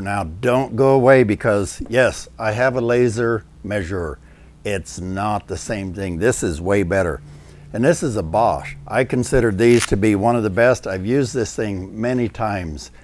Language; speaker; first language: English; native; English